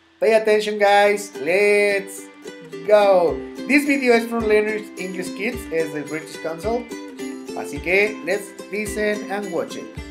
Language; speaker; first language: English; non-native, fluent; Spanish